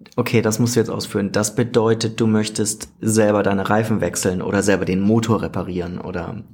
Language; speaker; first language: German; native; German